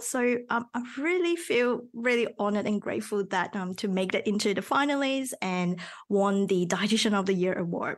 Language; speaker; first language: English; non-native, local second language; Chinese